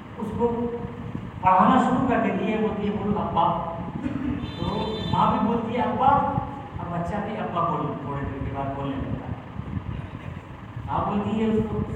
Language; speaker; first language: Urdu; native; Urdu